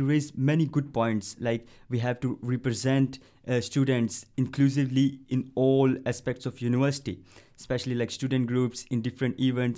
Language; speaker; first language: English; non-native, local second language; Punjabi